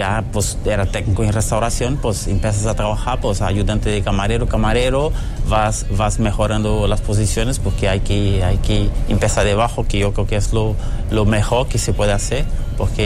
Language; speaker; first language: Spanish; early bilingual, other home language; Portuguese